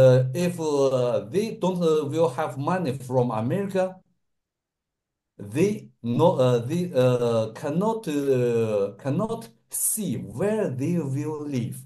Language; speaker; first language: English; non-native, learner; Russian